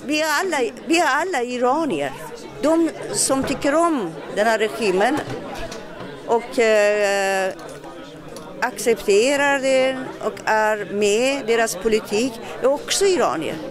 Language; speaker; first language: Swedish; non-native, fluent; Persian